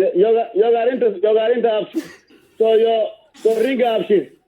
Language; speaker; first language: Swedish; non-native, learner; Somali